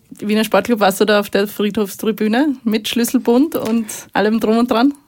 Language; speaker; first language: German; native; German